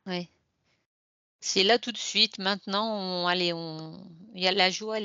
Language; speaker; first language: French; native; French